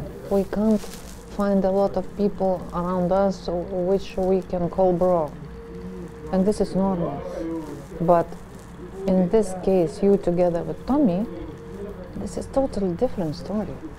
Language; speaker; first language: English; non-native, fluent; Lithuanian